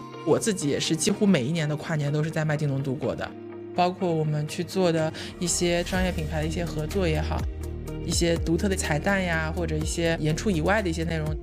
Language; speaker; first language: Chinese; native; Chinese